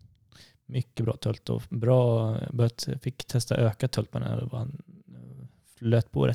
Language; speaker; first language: Swedish; native; Swedish